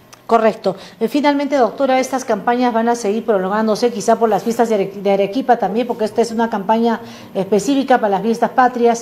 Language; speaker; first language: Spanish; native; Spanish